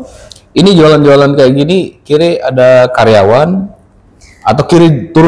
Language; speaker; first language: Indonesian; native; Indonesian